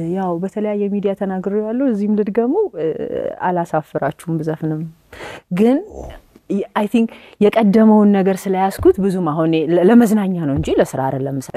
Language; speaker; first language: Amharic; native; Amharic